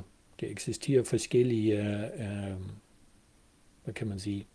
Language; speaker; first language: Danish; non-native, fluent; German